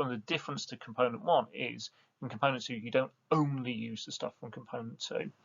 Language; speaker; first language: English; native; English